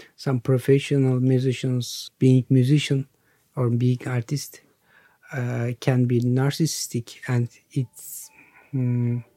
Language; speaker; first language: English; non-native, learner; Turkish